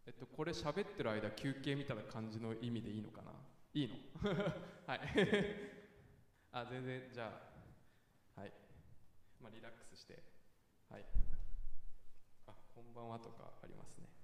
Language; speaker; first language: Japanese; native; Japanese